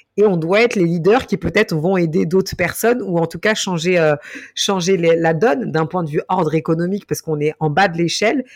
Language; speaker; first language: French; native; French